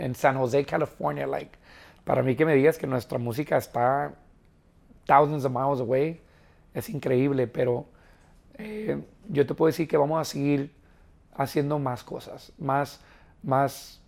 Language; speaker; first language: Spanish; early bilingual, heritage; Spanish